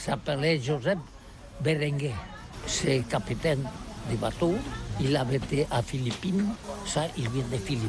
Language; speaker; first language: French; non-native, learner; Catalan